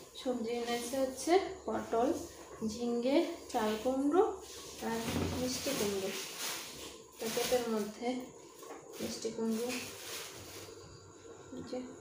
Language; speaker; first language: Bangla; native; Bangla